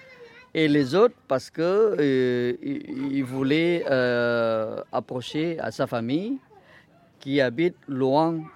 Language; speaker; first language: French; non-native, fluent; Indonesian